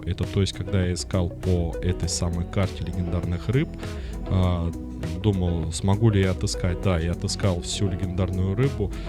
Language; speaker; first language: Russian; native; Russian